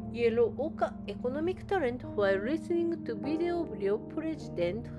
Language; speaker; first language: English; non-native, learner; Japanese